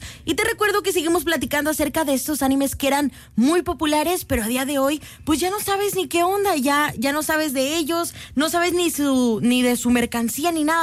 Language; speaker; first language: Spanish; native; Spanish